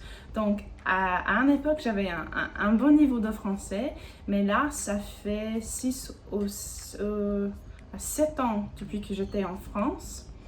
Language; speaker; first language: French; non-native, fluent; English